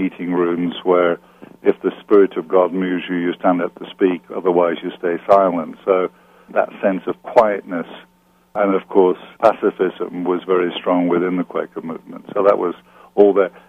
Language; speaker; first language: English; native; English